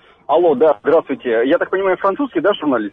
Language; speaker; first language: Russian; native; Russian